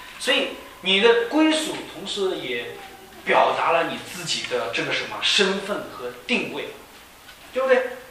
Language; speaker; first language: Chinese; native; Chinese